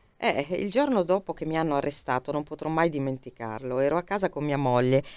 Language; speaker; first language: Italian; native; Italian